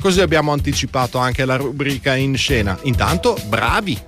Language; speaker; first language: Italian; native; Italian